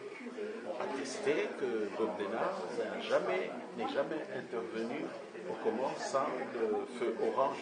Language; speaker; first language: French; non-native, local second language; Comorian